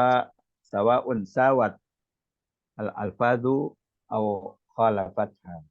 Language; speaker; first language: Arabic; non-native, fluent; Indonesian